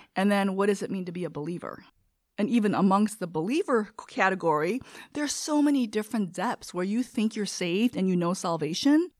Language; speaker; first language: English; early bilingual, other home language; Korean